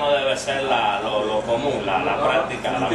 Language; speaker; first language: Spanish; native; Spanish